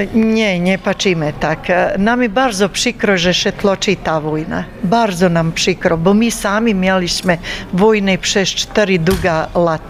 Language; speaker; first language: Polish; non-native, fluent; Bosnian